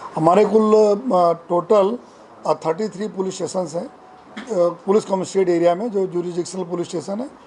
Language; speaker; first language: Hindi; non-native, local second language; Gujarati